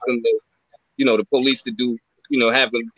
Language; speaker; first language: English; native; English